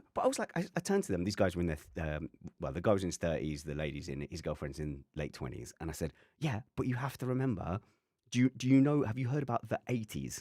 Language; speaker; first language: English; native; English